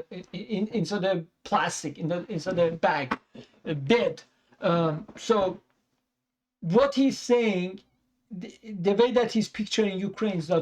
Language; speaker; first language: English; non-native, fluent; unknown